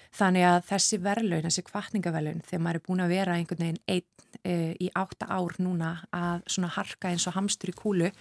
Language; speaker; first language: Icelandic; native; Icelandic